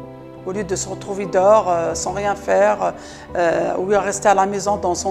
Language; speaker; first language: French; non-native, local second language; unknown